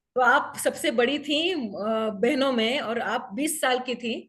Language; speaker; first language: Hindi; non-native, local second language; Gujarati